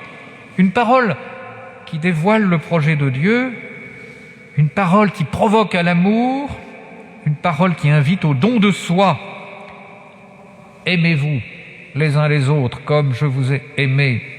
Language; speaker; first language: French; native; French